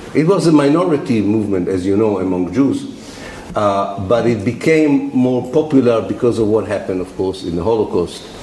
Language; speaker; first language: English; non-native, fluent; Arabic